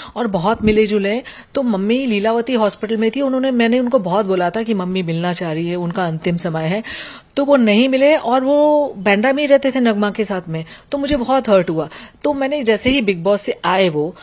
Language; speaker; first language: Hindi; native; Hindi